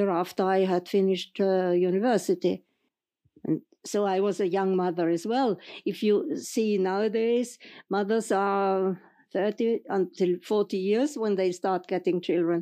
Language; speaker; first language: English; non-native, fluent; German